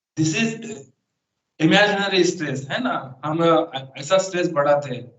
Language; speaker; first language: Hindi; non-native, local second language; Marathi